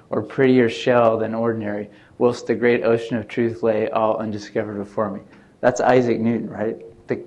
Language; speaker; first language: English; native; English